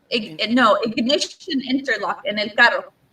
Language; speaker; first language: Spanish; non-native, learner; English